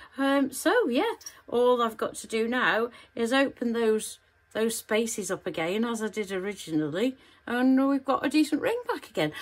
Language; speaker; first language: English; native; English